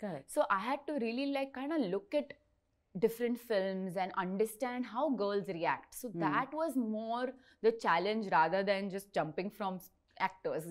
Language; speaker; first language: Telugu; non-native, learner; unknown